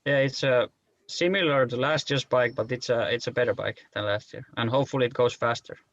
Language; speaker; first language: English; non-native, fluent; Finnish